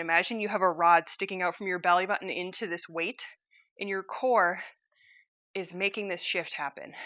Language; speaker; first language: English; native; English